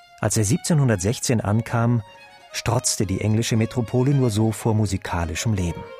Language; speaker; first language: German; native; German